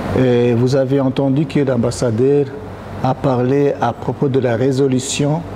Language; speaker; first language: French; non-native, local second language; Rundi